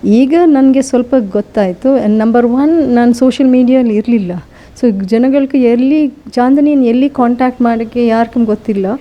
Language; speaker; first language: Kannada; non-native, fluent; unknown